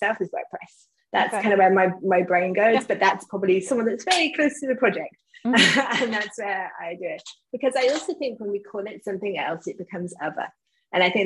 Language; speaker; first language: English; native; English